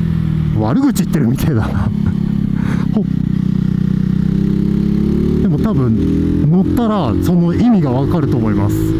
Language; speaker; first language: Japanese; native; Japanese